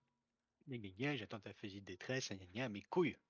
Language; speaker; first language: French; native; French